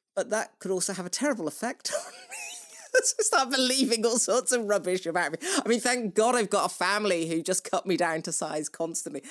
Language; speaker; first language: English; native; English